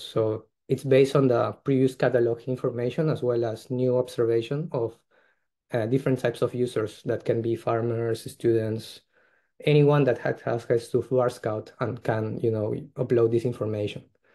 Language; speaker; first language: English; non-native, fluent; Spanish